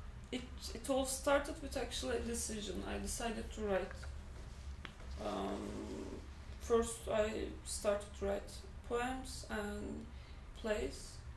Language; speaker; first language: English; non-native, fluent; Turkish